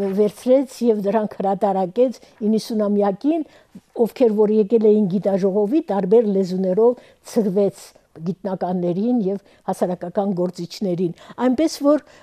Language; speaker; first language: Armenian; early bilingual, heritage; Armenian